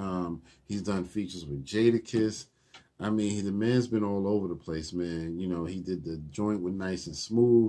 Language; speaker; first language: English; native; English